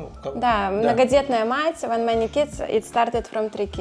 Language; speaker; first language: Russian; native; Russian